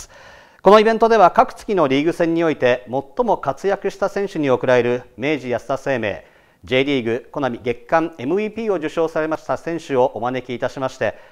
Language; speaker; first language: Japanese; native; Japanese